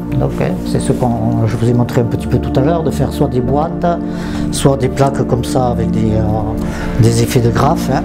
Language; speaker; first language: French; native; French